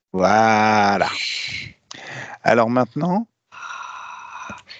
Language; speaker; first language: French; native; French